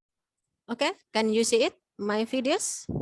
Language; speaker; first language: English; non-native, learner; Indonesian